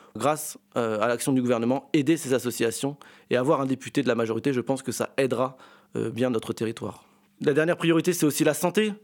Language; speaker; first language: French; native; French